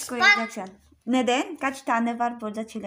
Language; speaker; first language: Turkish; non-native, learner; Filipino